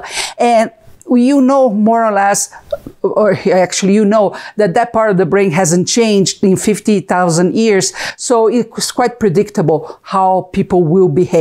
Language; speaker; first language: English; non-native, fluent; Portuguese